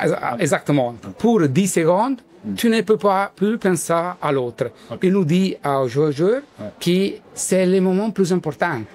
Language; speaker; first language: French; non-native, learner; Italian